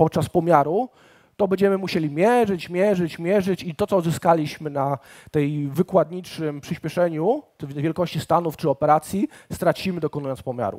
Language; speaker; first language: Polish; native; Polish